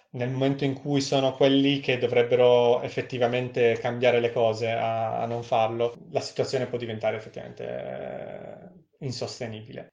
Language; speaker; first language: Italian; native; Italian